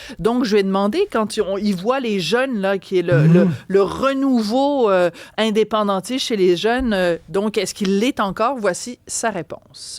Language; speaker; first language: French; native; French